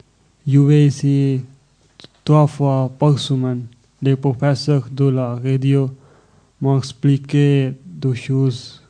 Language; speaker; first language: French; non-native, learner; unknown